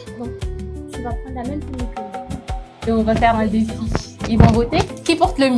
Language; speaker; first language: French; native; French